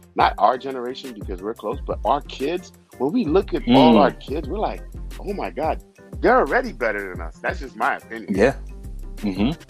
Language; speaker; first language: English; non-native, fluent; Haitian Creole